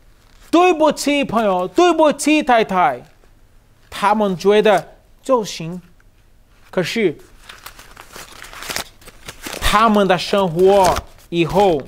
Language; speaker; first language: Chinese; non-native, learner; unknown